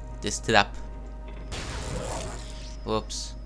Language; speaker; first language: Polish; native; Polish